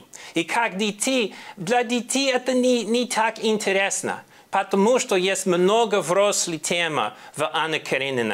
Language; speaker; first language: Russian; non-native, learner; English